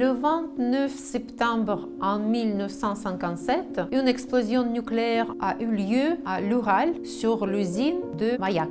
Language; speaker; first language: French; non-native, fluent; Russian